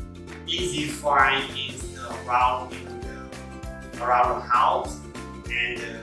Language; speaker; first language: English; non-native, learner; Khmer